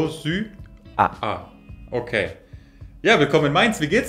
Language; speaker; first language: German; native; German